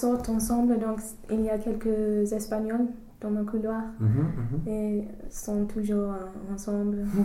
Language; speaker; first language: French; non-native, fluent; English